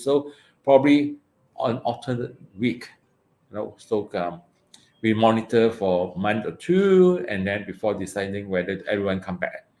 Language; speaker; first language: English; non-native, local second language; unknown